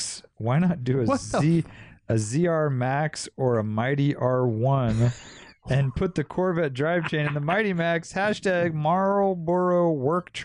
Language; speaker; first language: English; native; English